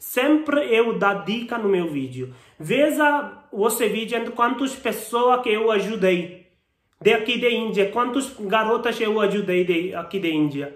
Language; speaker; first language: Portuguese; non-native, learner; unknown